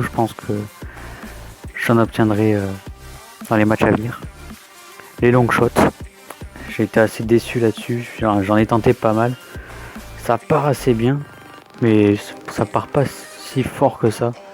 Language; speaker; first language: French; native; French